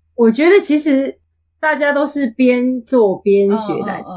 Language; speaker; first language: Chinese; native; Chinese